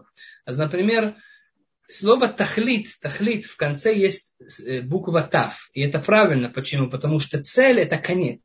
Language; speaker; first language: Russian; non-native, fluent; Hebrew